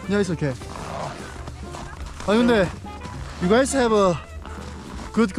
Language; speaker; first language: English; non-native, learner; Korean